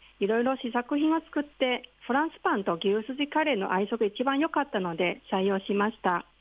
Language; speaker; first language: Japanese; non-native, fluent; Cantonese